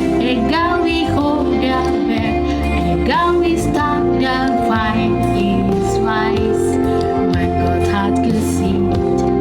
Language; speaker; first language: German; non-native, learner; Indonesian